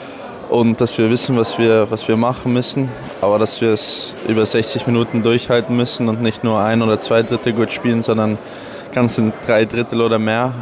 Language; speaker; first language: German; non-native, fluent; Dutch